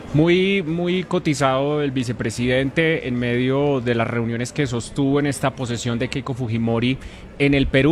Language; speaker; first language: Spanish; native; Spanish